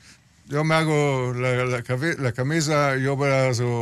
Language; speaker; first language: Spanish; early bilingual, heritage; Spanish